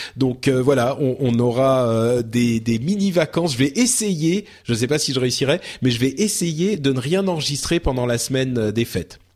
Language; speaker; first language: French; early bilingual, other home language; Arabic